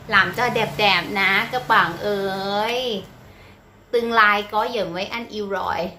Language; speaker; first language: Vietnamese; non-native, learner; Thai